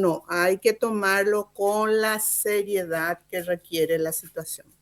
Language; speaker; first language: Spanish; native; Spanish